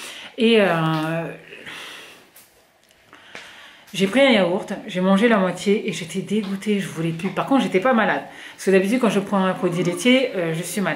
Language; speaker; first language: French; native; French